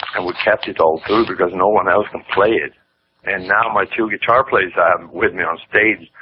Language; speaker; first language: English; non-native, fluent; Swedish